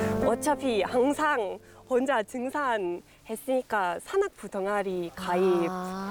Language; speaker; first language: Korean; non-native, learner; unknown